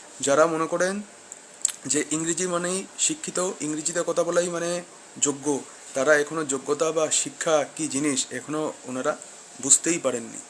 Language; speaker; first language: Bangla; non-native, local second language; Kok Borok